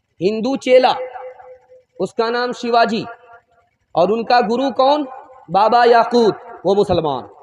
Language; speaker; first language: Urdu; non-native, local second language; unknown